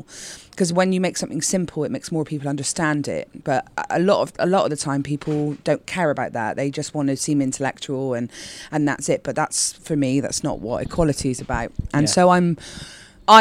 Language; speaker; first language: English; native; English